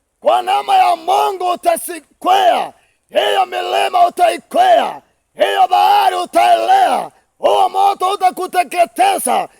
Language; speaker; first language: Swahili; non-native, local second language; Meru